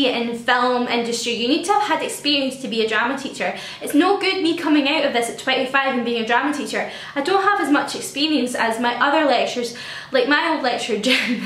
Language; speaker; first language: English; native; English